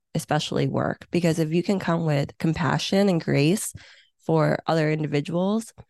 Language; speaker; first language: English; early bilingual, other home language; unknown